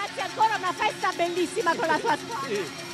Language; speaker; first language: Italian; native; Italian